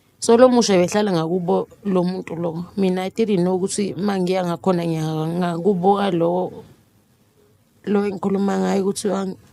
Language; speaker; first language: Zulu; native; Zulu